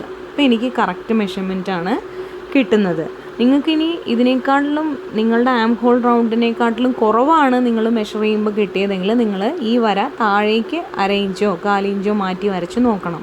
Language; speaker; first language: Malayalam; native; Malayalam